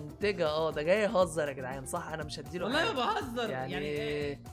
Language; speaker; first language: Arabic; native; Arabic